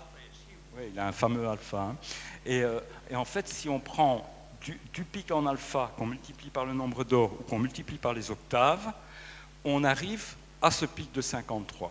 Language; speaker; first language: French; native; French